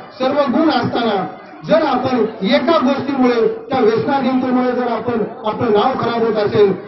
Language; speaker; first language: Marathi; non-native, local second language; Lambadi